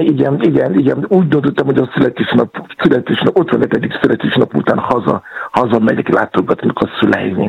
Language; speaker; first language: Hungarian; non-native, learner; Yoruba